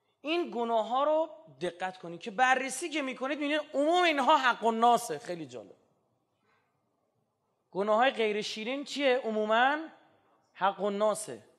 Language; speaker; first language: Persian; native; Persian